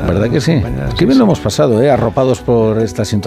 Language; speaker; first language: Spanish; native; Spanish